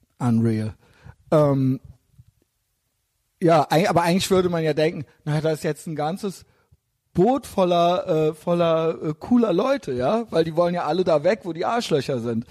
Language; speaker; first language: German; native; German